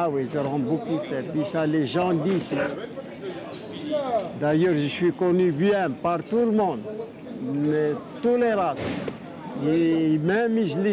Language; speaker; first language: French; non-native, local second language; Arabic